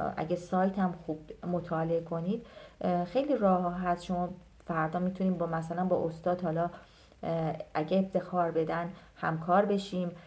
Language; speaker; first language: Persian; native; Persian